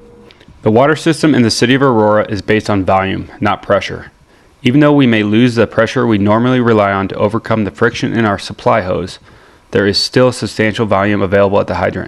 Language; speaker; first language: English; native; English